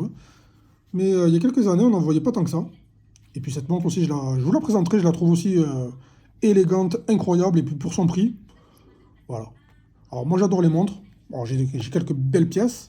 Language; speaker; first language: French; native; French